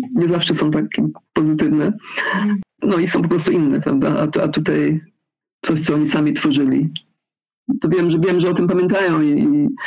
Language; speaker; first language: Polish; early bilingual, heritage; Polish